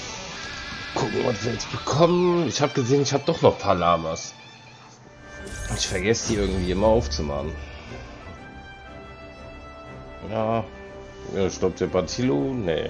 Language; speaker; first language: German; native; German